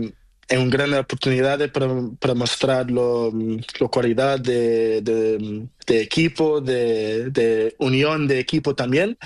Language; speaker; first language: Spanish; non-native, learner; Portuguese